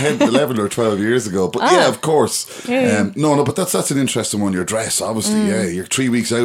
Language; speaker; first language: English; native; English